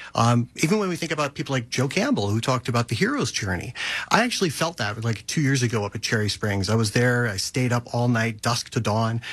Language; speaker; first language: English; native; English